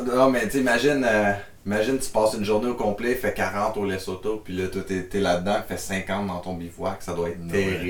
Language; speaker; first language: French; native; French